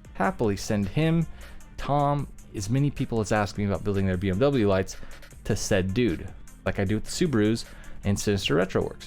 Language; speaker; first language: English; native; English